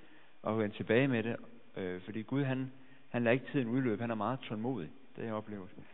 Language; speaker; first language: Danish; native; Danish